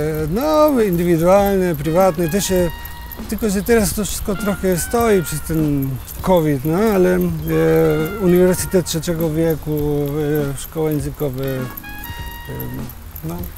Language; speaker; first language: Polish; non-native, fluent; Spanish